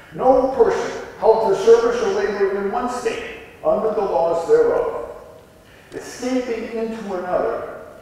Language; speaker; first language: English; native; English